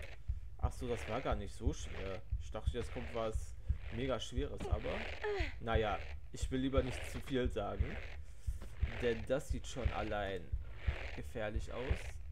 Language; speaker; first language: German; native; German